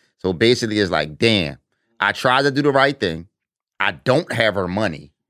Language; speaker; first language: English; native; English